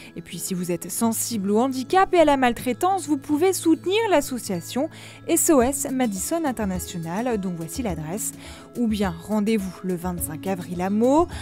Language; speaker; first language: French; native; French